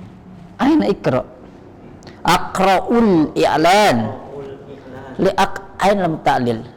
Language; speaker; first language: Arabic; non-native, learner; Indonesian